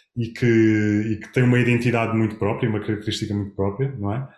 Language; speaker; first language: Portuguese; native; Portuguese